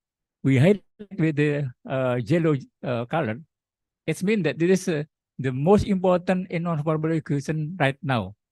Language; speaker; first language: English; non-native, learner; Indonesian